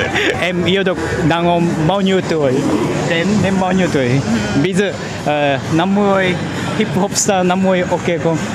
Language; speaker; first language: Vietnamese; non-native, fluent; Japanese